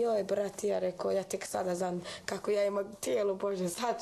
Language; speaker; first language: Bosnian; non-native, learner; Chinese